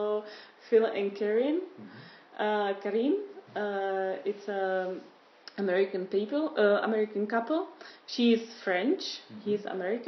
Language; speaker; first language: English; non-native, fluent; Czech